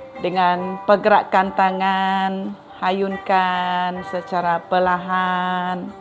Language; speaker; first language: Malay; non-native, local second language; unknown